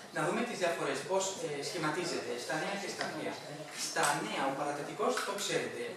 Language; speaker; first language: Greek; non-native, fluent; Spanish